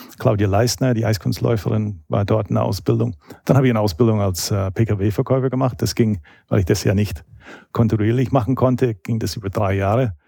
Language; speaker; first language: German; non-native, fluent; English